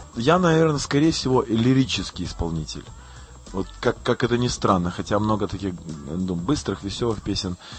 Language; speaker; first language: Russian; native; Russian